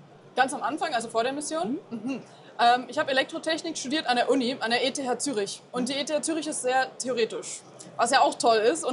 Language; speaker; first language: German; native; German